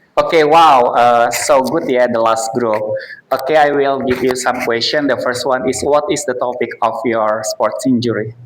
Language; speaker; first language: English; non-native, fluent; Indonesian